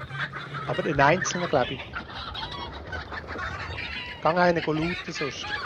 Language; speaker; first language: German; native; German